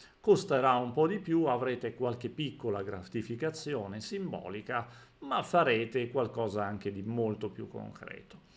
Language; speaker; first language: Italian; native; Italian